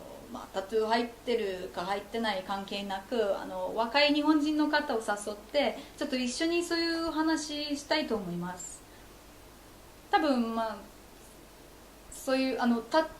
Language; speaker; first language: Japanese; non-native, fluent; Polish